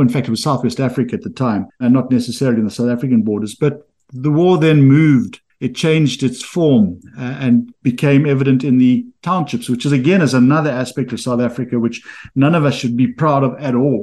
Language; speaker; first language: English; native; English